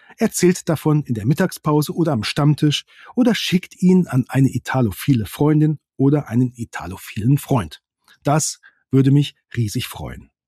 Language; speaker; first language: German; native; German